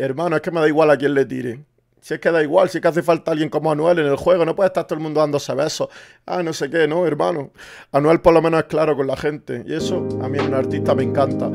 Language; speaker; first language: Spanish; native; Spanish